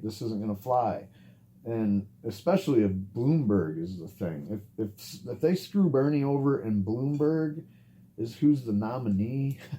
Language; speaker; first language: English; native; English